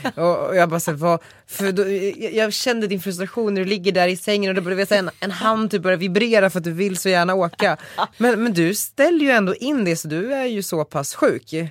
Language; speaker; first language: Swedish; native; Swedish